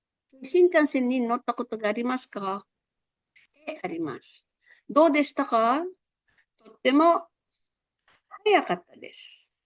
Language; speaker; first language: Japanese; non-native, fluent; Filipino